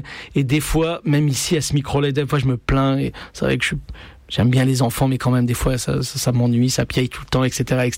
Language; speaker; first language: French; native; French